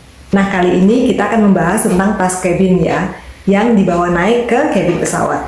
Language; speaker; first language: Indonesian; native; Indonesian